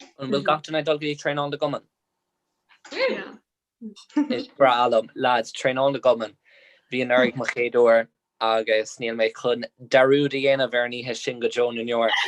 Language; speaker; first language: Irish; non-native, local second language; English